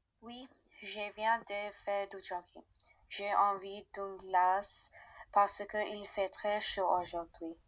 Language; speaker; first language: French; non-native, learner; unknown